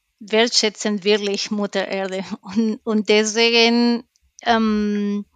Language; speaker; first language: German; non-native, learner; Spanish